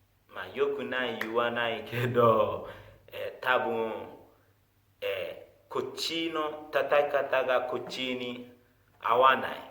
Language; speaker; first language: Japanese; non-native, fluent; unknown